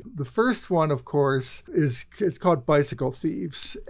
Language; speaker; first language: English; native; English